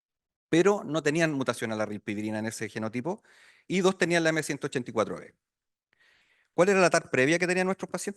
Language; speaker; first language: Spanish; native; Spanish